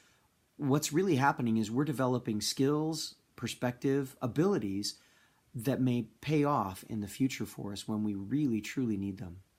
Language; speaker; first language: English; native; English